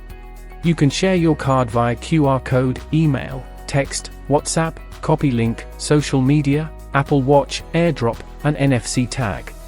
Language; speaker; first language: English; non-native, local second language; Hindi